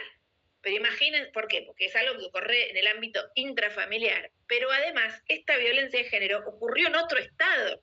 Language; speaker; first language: Spanish; native; Spanish